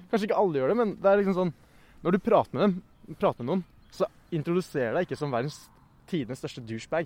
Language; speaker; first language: Norwegian; native; Norwegian